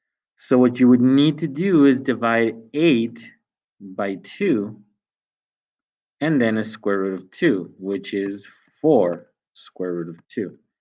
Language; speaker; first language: English; native; English